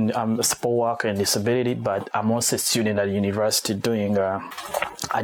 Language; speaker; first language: English; non-native, local second language; Kinyarwanda